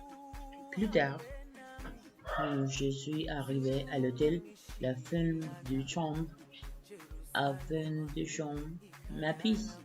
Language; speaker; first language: French; non-native, learner; Spanish